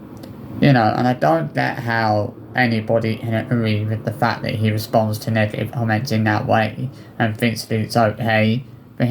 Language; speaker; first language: English; native; English